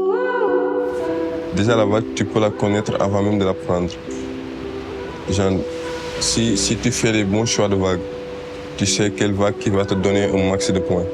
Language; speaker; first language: French; non-native, local second language; Wolof